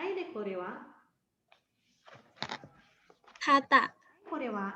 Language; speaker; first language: Japanese; non-native, fluent; Thai